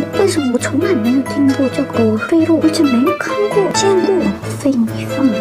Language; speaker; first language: Chinese; non-native, learner; Korean